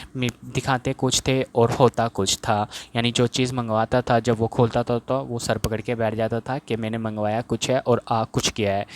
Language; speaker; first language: Urdu; non-native, local second language; Punjabi